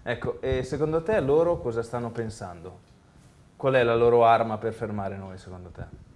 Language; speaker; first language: Italian; native; Italian